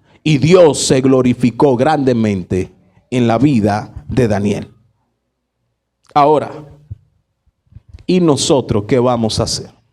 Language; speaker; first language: Spanish; native; Spanish